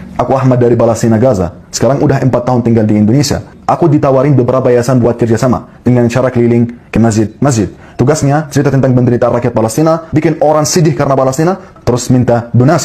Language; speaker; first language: Indonesian; non-native, fluent; Arabic